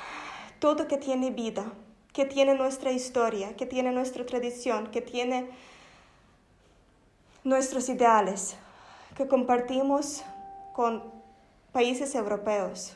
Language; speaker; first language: Spanish; non-native, fluent; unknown